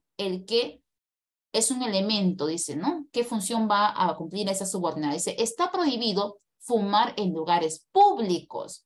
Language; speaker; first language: Spanish; native; Spanish